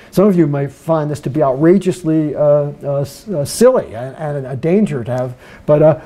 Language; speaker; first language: English; native; English